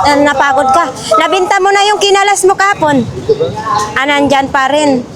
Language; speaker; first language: Filipino; non-native, local second language; Cebuano